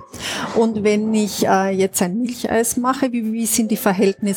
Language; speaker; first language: German; native; German